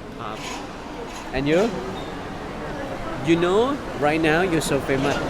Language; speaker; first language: English; non-native, learner; Thai